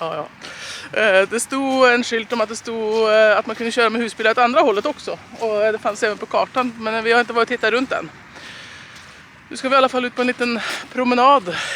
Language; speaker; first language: Swedish; native; Swedish